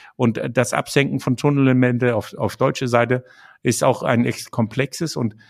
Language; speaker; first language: German; non-native, fluent; Danish